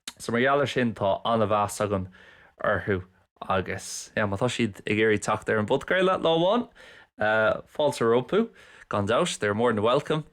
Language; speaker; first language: Irish; non-native, local second language; English